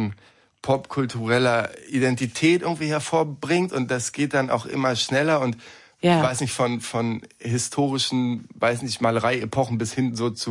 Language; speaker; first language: German; native; German